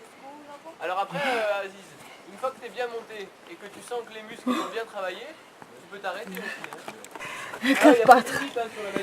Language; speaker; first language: French; native; French